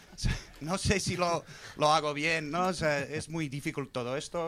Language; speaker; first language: Spanish; non-native, fluent; English